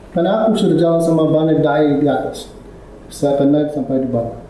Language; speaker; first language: Indonesian; non-native, learner; English